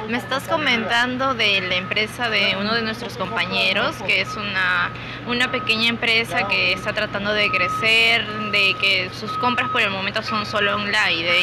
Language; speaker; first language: Spanish; native; Spanish